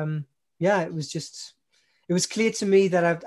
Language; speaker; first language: English; native; English